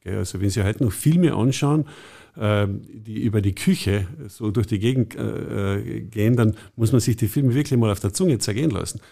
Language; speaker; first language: German; native; German